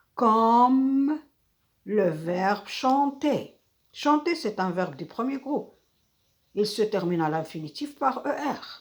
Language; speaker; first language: French; non-native, local second language; Arabic